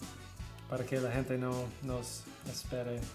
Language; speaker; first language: Spanish; non-native, fluent; English